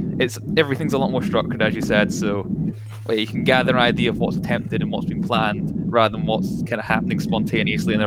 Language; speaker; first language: English; native; English